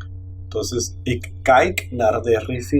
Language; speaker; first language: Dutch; non-native, learner; Spanish